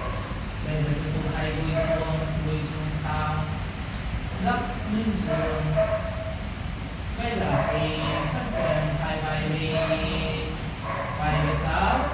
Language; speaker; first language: Vietnamese; non-native, fluent; Hindi